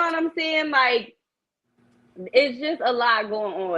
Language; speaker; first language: English; native; English